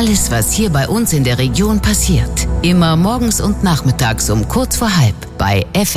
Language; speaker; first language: German; native; German